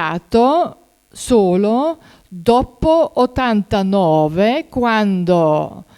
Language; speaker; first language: Italian; non-native, fluent; German